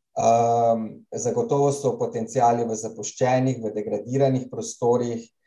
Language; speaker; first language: Slovenian; native; Slovenian